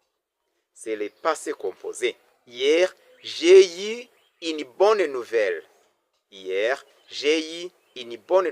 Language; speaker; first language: French; non-native, local second language; Kinyarwanda